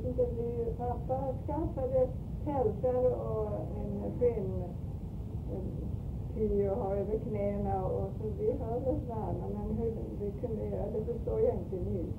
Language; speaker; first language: Swedish; early bilingual, heritage; Swedish